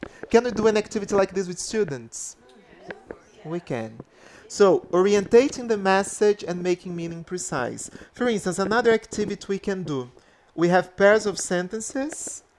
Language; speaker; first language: English; non-native, fluent; Portuguese